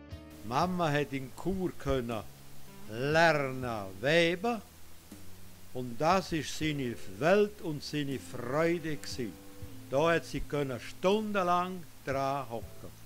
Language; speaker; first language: German; non-native, local second language; Romansh